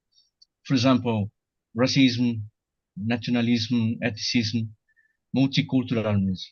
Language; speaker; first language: English; non-native, learner; Portuguese